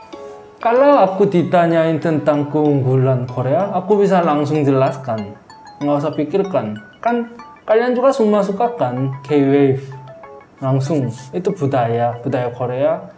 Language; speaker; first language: Indonesian; non-native, fluent; Korean